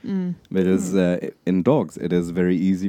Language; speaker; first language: English; non-native, local second language; Punjabi